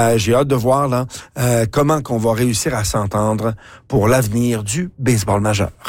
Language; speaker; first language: French; native; French